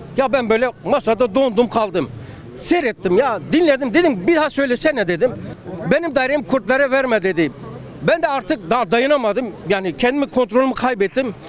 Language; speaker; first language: Turkish; non-native, local second language; Kurdish